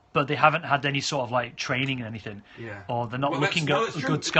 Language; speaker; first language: English; native; English